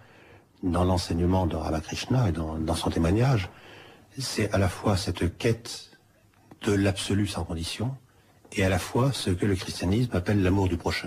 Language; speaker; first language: French; native; French